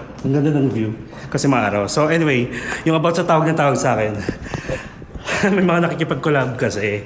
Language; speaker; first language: Filipino; native; Filipino